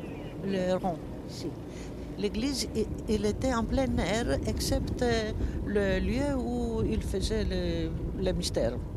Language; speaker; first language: French; non-native, fluent; Greek